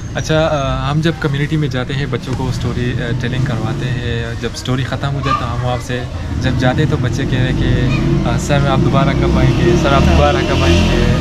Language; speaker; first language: Urdu; non-native, local second language; Pashto